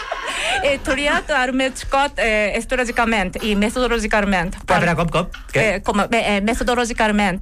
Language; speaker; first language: Catalan; non-native, learner; Japanese